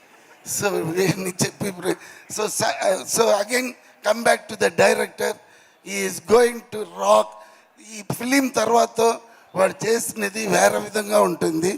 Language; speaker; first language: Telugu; non-native, learner; Tamil